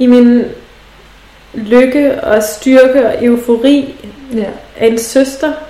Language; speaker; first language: Danish; native; Danish